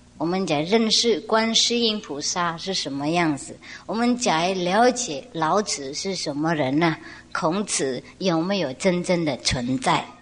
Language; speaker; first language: Chinese; non-native, fluent; Vietnamese